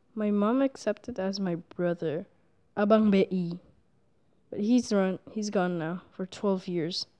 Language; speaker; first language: English; non-native, fluent; Indonesian